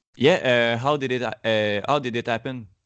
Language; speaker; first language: English; non-native, learner; French